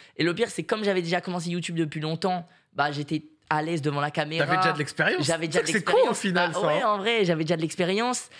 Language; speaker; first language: French; native; French